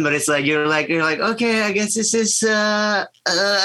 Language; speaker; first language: English; non-native, fluent; Spanish